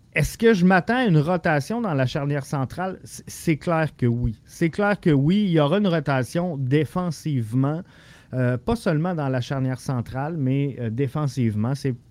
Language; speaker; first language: French; native; French